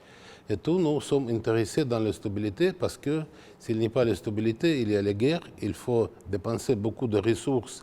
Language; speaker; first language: French; non-native, fluent; Russian